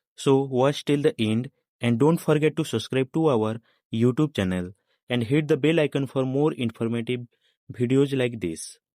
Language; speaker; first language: English; non-native, local second language; Odia